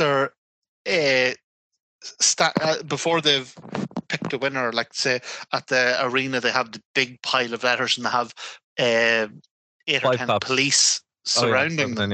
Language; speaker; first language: English; native; English